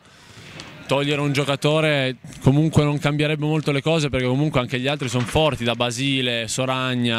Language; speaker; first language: Italian; native; Italian